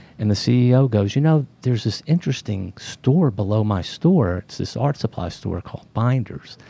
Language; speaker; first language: English; native; English